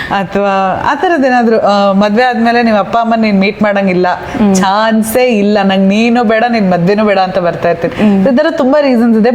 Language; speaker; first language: Kannada; native; Kannada